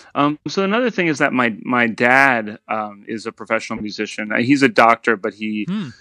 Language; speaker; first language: English; native; English